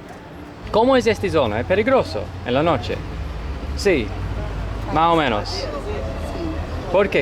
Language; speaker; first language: Spanish; non-native, learner; English